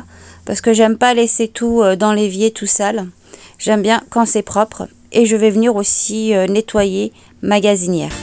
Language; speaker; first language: French; native; French